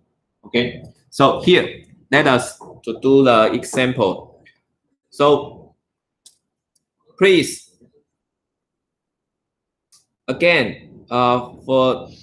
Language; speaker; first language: English; non-native, learner; Chinese